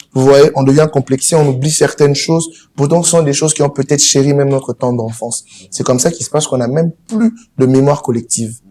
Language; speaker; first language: French; non-native, local second language; Lingala